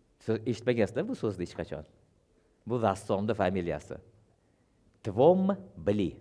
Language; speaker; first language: Uzbek; non-native, local second language; Russian